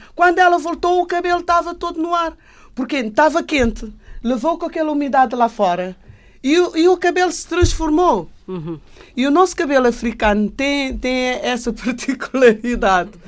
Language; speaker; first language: Portuguese; non-native, local second language; Kabuverdianu